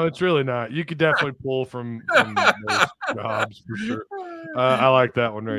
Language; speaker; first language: English; native; English